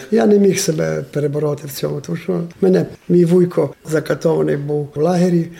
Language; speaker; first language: Ukrainian; non-native, local second language; Romanian